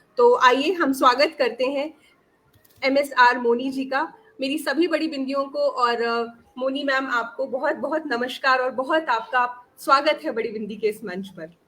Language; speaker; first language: Hindi; native; Hindi